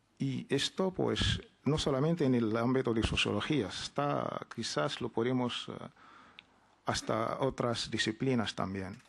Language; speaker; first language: Spanish; non-native, fluent; Arabic